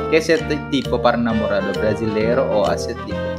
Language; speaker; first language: Portuguese; non-native, learner; Indonesian